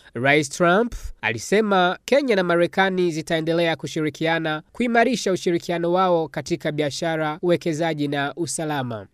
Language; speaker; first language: Swahili; non-native, local second language; Rundi